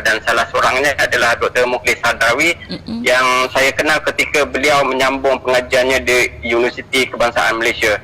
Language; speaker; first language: Malay; native; Malay